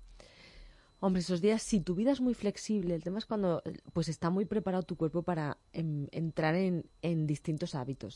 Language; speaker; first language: Spanish; native; Spanish